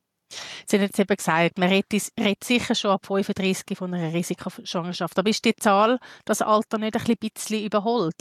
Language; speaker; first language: German; native; German